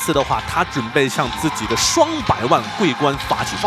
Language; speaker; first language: Chinese; native; Chinese